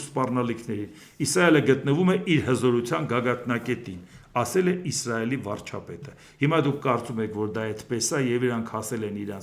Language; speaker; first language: Armenian; native; Armenian